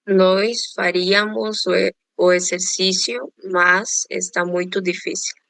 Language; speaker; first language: Portuguese; non-native, learner; Spanish